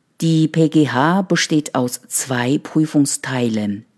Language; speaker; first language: German; non-native, fluent; Chinese